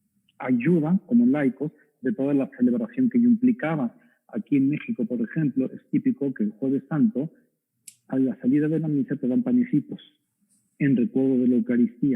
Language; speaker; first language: Spanish; native; Spanish